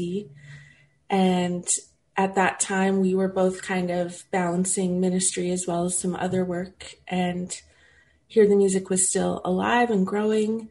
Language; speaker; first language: English; native; English